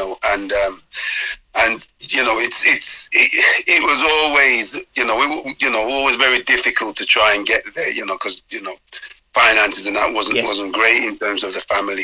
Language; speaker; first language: English; native; English